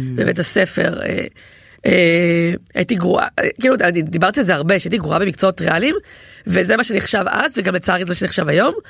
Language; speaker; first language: Hebrew; native; Hebrew